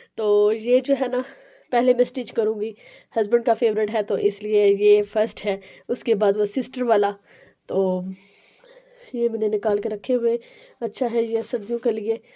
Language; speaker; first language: Urdu; native; Urdu